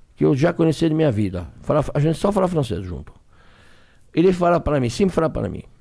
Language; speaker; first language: Portuguese; non-native, fluent; French